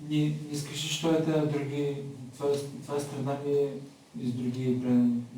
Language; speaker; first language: Russian; non-native, learner; Bulgarian